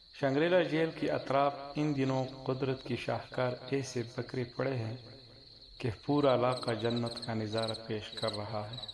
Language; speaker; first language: Urdu; non-native, local second language; Pashto